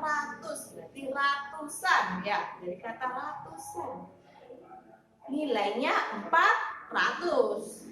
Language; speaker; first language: Indonesian; native; Indonesian